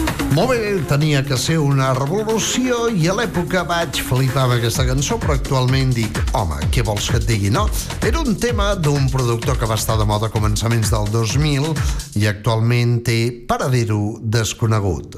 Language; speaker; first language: Catalan; native; Catalan